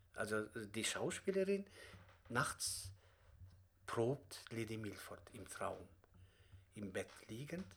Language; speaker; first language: German; non-native, fluent; Russian